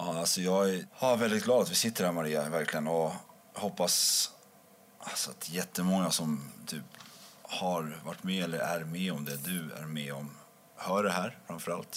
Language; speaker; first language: Swedish; native; Swedish